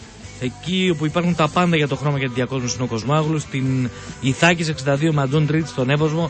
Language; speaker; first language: Greek; native; Greek